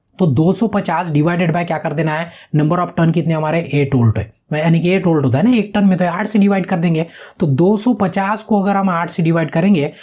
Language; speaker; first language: Hindi; non-native, local second language; Marathi